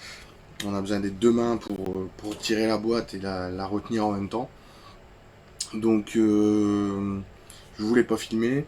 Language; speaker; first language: French; native; French